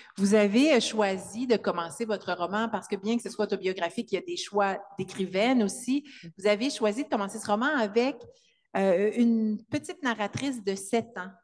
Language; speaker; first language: French; native; French